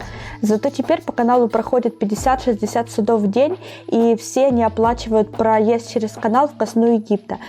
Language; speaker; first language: Russian; native; Russian